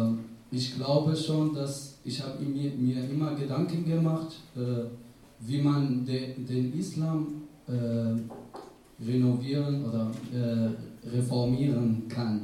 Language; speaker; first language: German; non-native, fluent; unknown